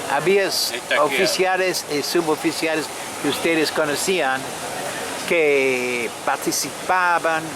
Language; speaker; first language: Spanish; non-native, fluent; French